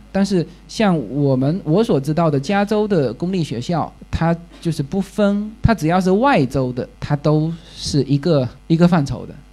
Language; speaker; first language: Chinese; native; Chinese